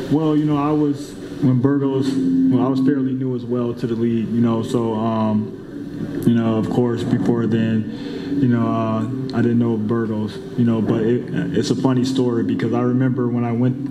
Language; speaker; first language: English; native; English